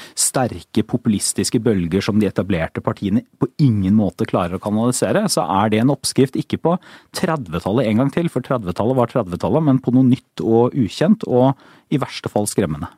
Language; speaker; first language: Norwegian; native; Norwegian